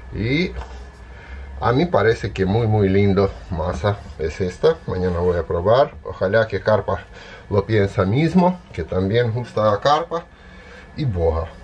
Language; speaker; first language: Spanish; non-native, fluent; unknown